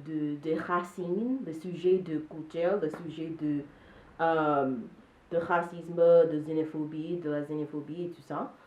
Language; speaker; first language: French; non-native, learner; English